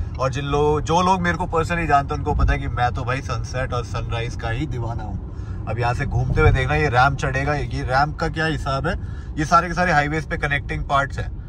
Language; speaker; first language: Hindi; native; Hindi